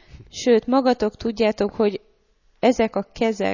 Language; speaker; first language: Hungarian; native; Hungarian